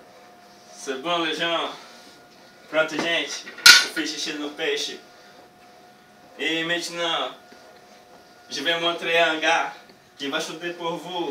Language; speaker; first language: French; non-native, learner; Portuguese